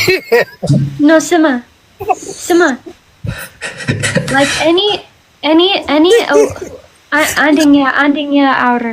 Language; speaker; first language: Amharic; early bilingual, heritage; English